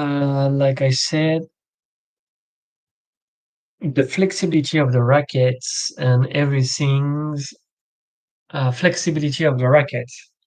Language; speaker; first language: English; non-native, learner; French